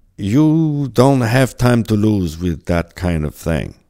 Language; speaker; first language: English; non-native, fluent; French